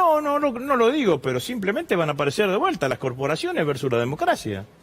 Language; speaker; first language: Spanish; native; Spanish